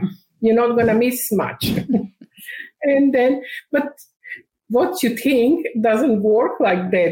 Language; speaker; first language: English; non-native, learner; Macedonian